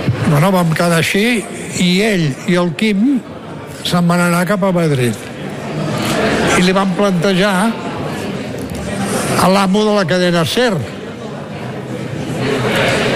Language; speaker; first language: Catalan; native; Catalan